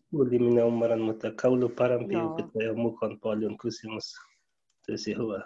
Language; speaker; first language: Finnish; non-native, learner; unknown